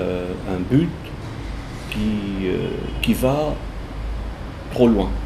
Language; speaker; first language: French; non-native, local second language; Arabic